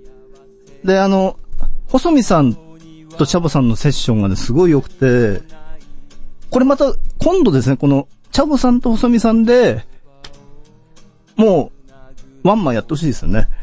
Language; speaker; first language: Japanese; native; Japanese